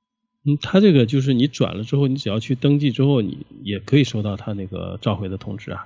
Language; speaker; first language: Chinese; native; Chinese